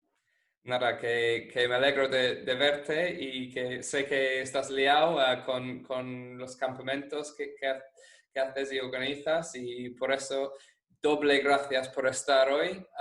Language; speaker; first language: Spanish; non-native, fluent; English